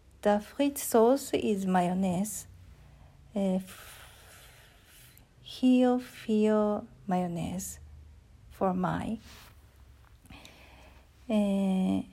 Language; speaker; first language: Dutch; non-native, learner; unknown